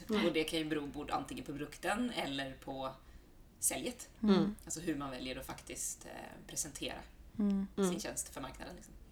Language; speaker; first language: Swedish; native; Swedish